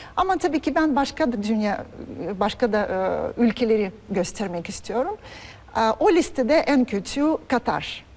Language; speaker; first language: Turkish; non-native, fluent; Russian